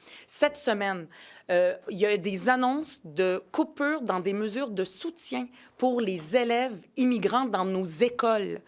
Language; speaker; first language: French; early bilingual, other home language; Arabic